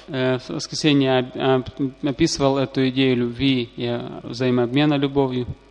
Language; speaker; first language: Russian; native; Russian